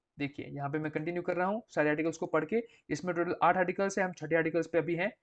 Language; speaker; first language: Hindi; non-native, local second language; Gujarati